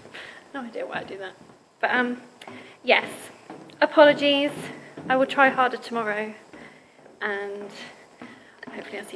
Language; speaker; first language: English; native; English